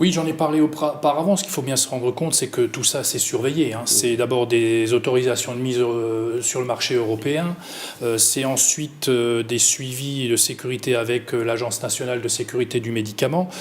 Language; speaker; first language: French; native; French